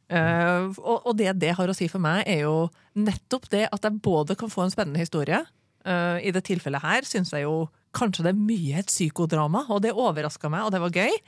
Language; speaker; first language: Norwegian; native; Norwegian